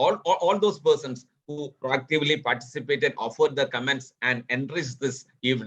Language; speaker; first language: English; non-native, local second language; Malayalam